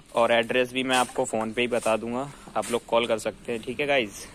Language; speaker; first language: Hindi; native; Hindi